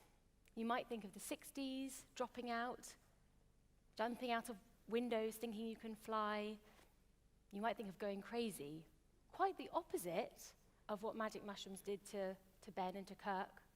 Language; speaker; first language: English; native; English